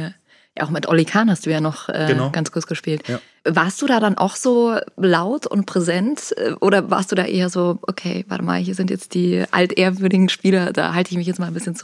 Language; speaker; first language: German; native; German